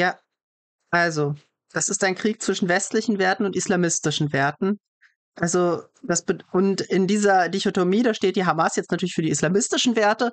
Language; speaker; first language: German; native; German